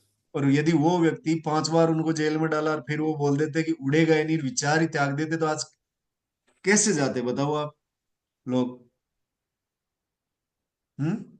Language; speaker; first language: Hindi; native; Hindi